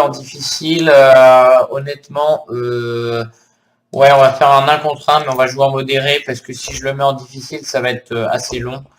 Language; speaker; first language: French; native; French